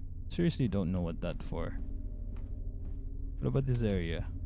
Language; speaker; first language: English; non-native, local second language; Malay